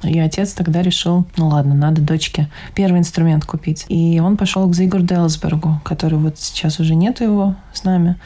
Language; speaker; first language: Russian; native; Russian